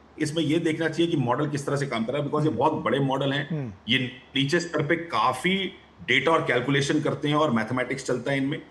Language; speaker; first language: Hindi; native; Hindi